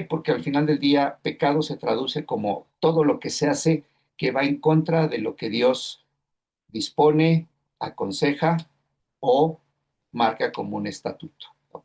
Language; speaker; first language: Spanish; native; Spanish